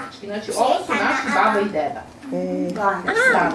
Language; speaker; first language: Croatian; native; Croatian